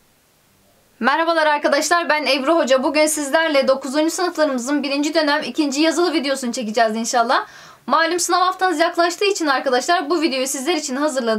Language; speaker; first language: Turkish; native; Turkish